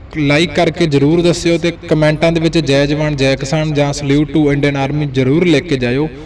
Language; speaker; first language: Punjabi; native; Punjabi